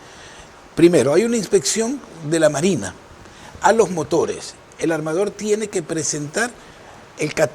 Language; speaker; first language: Spanish; native; Spanish